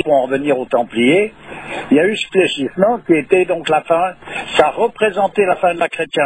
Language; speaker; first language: French; native; French